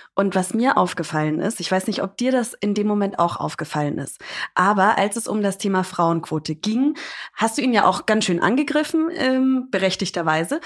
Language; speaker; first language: German; early bilingual, other home language; English